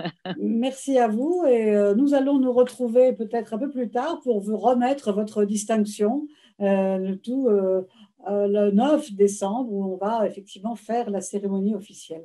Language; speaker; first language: French; native; French